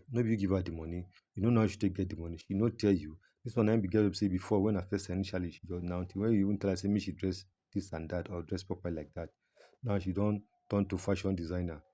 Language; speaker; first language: Nigerian Pidgin; non-native, local second language; Yoruba